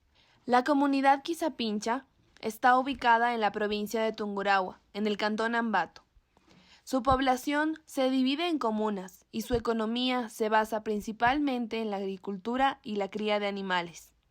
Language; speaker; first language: Spanish; native; Spanish